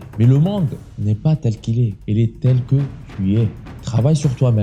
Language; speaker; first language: French; native; French